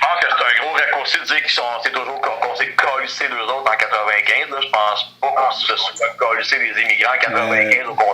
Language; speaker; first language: French; native; French